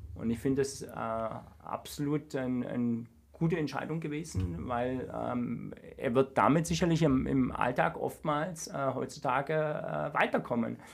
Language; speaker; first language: German; native; German